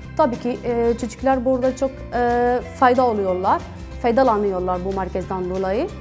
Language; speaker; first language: Turkish; non-native, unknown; Arabic